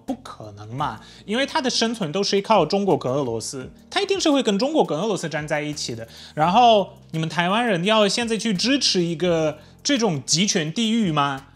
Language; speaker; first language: Chinese; non-native, fluent; Polish